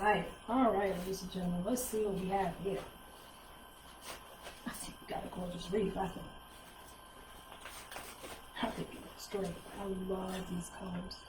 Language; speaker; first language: English; native; English